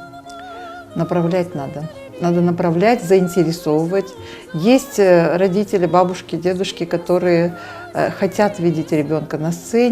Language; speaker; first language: Russian; native; Russian